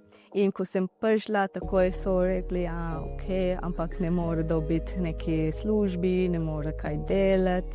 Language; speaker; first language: Slovenian; non-native, learner; Divehi